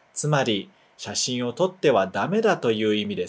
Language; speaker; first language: Japanese; non-native, fluent; Portuguese